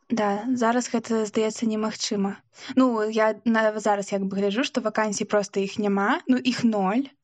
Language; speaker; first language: Belarusian; non-native, local second language; Russian